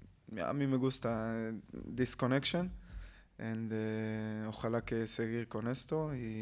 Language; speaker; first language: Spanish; non-native, learner; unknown